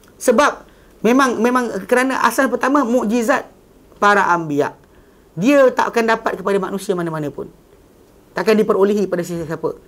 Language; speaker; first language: Malay; native; Malay